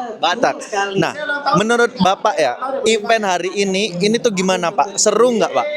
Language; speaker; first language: Indonesian; native; Indonesian